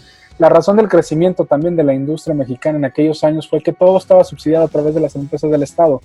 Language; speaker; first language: Spanish; native; Spanish